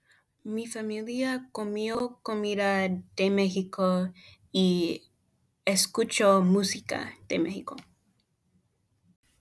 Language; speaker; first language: Spanish; non-native, learner; English